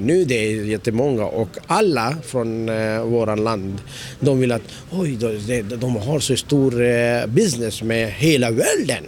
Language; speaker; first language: Swedish; non-native, learner; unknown